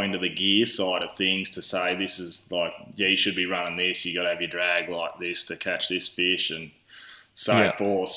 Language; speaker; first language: English; native; English